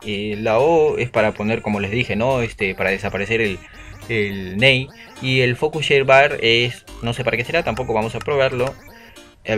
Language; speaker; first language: Spanish; native; Spanish